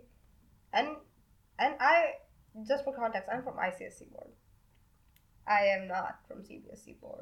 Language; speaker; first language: English; non-native, local second language; Hindi